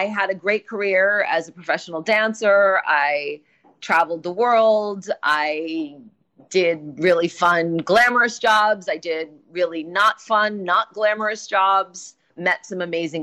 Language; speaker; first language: English; native; English